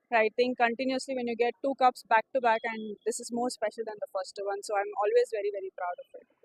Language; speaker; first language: English; non-native, local second language; Telugu